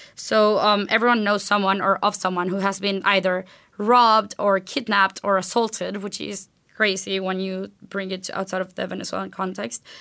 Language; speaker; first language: English; non-native, fluent; Spanish